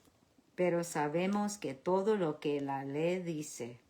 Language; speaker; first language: Spanish; early bilingual, heritage; Spanish